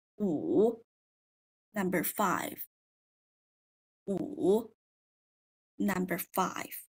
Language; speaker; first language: English; non-native, fluent; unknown